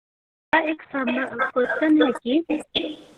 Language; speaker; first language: Hindi; non-native, local second language; Bangla